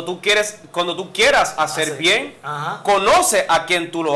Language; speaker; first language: Spanish; native; Spanish